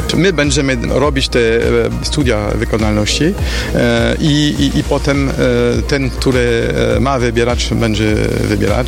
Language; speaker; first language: Polish; non-native, learner; French